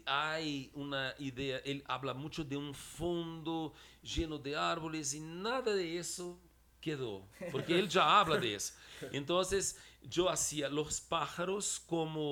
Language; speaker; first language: Spanish; non-native, fluent; Portuguese